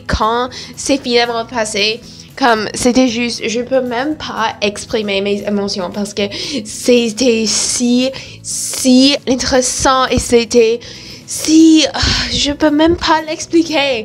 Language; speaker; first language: French; non-native, learner; English